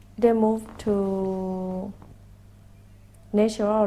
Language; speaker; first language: English; non-native, learner; Thai